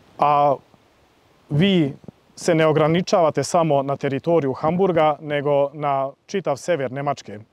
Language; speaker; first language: Croatian; early bilingual, heritage; Serbian